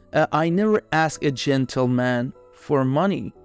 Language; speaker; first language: English; non-native, fluent; Persian